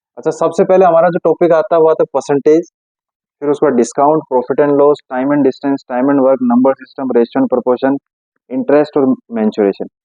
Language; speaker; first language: Hindi; native; Hindi